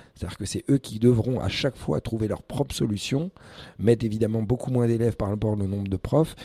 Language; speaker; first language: French; early bilingual, other home language; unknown